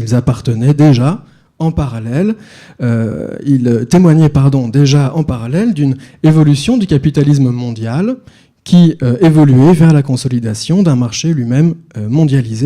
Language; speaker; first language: French; native; French